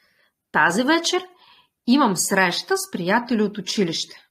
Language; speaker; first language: Bulgarian; non-native, fluent; Russian